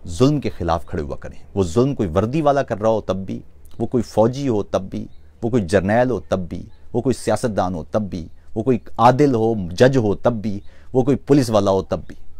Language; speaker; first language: Urdu; non-native, local second language; Punjabi